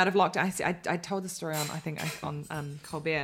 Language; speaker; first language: English; native; English